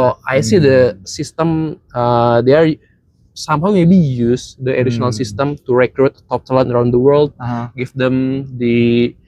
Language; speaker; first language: English; non-native, fluent; Indonesian